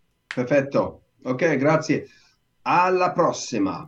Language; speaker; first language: Italian; non-native, learner; English